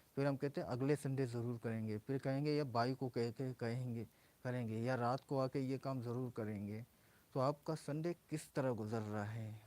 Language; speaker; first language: Urdu; non-native, local second language; Baluchi